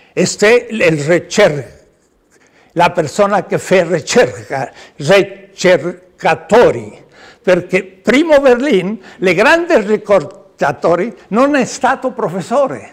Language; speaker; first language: Italian; non-native, learner; Spanish